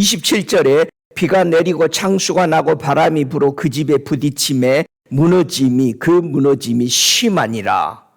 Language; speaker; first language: Korean; native; Korean